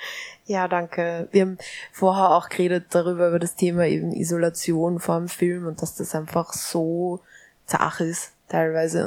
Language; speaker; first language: German; native; German